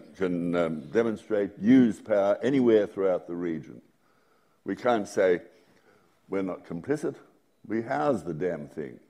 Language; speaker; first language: English; native; English